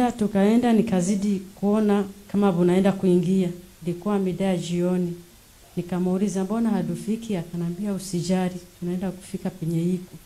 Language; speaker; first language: Swahili; non-native, local second language; Rundi